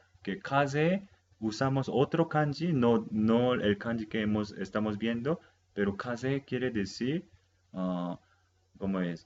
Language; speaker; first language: Spanish; non-native, fluent; Japanese